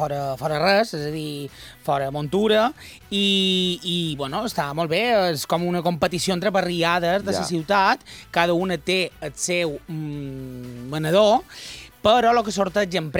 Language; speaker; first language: Catalan; native; Catalan